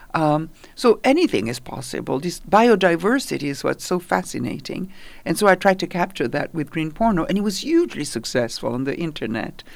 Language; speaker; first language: English; non-native, fluent; Italian